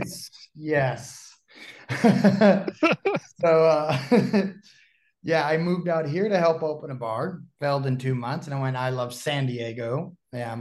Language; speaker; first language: English; native; English